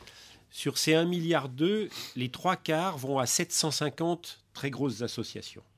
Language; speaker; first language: French; native; French